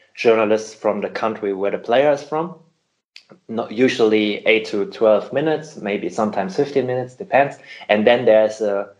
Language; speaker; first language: English; non-native, fluent; German